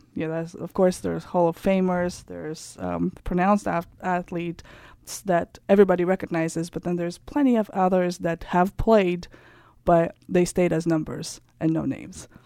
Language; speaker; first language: English; non-native, fluent; Kazakh